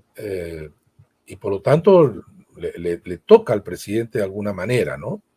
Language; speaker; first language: Spanish; native; Spanish